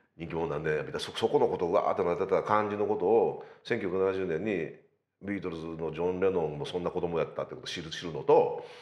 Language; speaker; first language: Japanese; native; Japanese